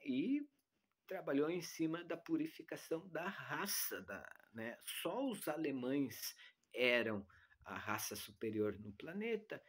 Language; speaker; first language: Portuguese; native; Portuguese